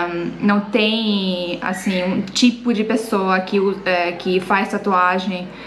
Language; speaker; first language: Portuguese; non-native, fluent; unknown